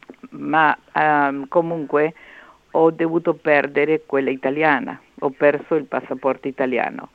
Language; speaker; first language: Italian; early bilingual, heritage; Spanish